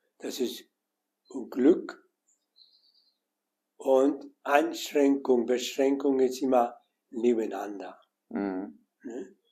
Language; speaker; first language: German; non-native, learner; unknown